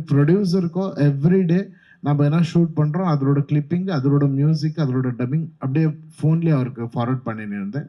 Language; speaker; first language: Tamil; non-native, fluent; Kannada